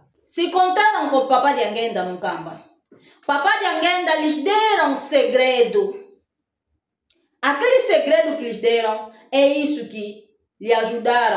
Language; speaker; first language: Portuguese; non-native, fluent; Lingala